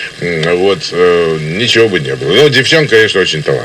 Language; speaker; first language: Russian; native; Russian